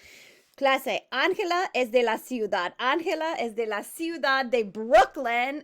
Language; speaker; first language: Spanish; non-native, fluent; English